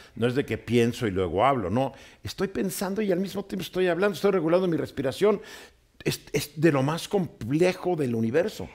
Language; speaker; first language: Spanish; native; Spanish